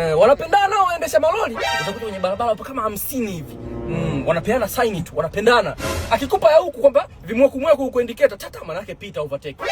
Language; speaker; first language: Swahili; native; Swahili